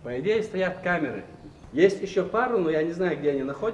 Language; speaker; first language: Russian; native; Russian